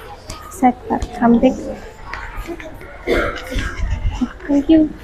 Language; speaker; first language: English; non-native, learner; Indonesian